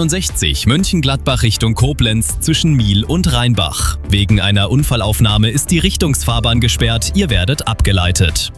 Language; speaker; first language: German; native; German